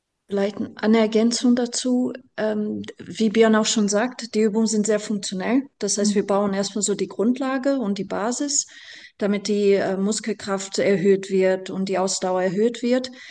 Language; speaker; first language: German; non-native, fluent; Portuguese